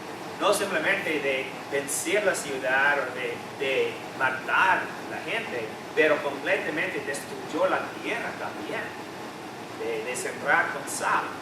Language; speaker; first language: Spanish; non-native, fluent; English